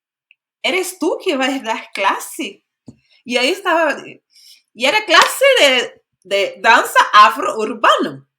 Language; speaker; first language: Spanish; non-native, fluent; Portuguese